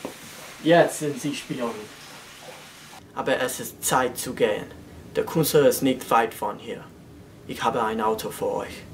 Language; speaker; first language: German; non-native, learner; English